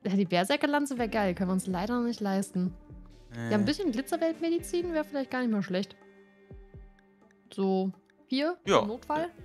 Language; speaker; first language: German; native; German